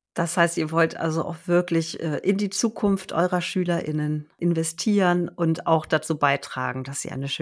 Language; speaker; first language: German; native; German